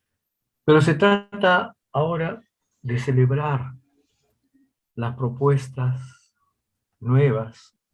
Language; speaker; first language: Spanish; native; Spanish